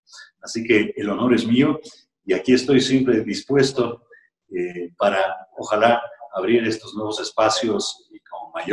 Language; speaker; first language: Spanish; native; Spanish